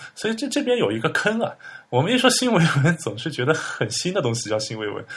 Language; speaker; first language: Chinese; native; Chinese